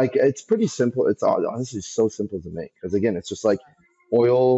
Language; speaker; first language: English; early bilingual, other home language; Persian